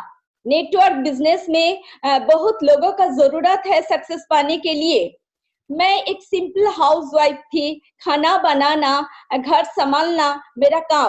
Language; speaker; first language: Hindi; non-native, local second language; Bangla